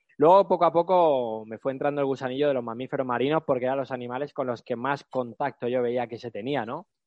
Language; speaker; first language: Spanish; native; Spanish